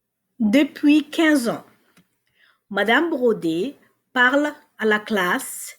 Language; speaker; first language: French; non-native, fluent; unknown